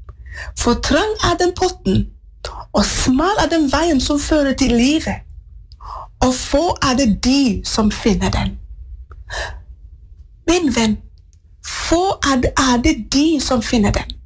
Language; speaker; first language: Norwegian; non-native, fluent; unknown